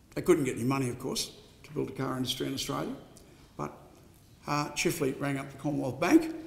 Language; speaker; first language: English; native; English